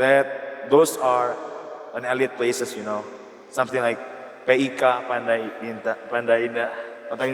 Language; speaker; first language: English; non-native, learner; Indonesian